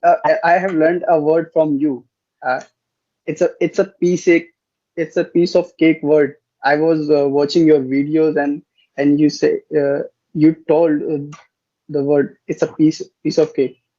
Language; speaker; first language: English; non-native, learner; Hindi